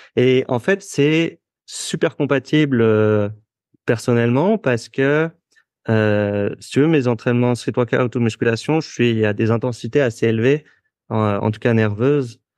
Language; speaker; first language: French; native; French